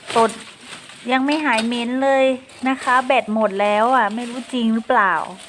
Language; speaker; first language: Thai; non-native, local second language; Northern Khmer